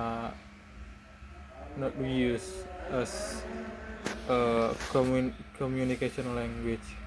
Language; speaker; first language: English; non-native, learner; Indonesian